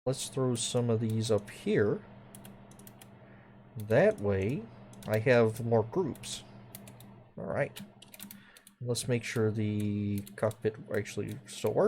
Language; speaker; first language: English; native; English